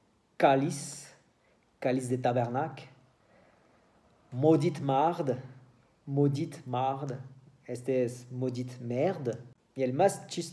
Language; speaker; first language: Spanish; non-native, learner; French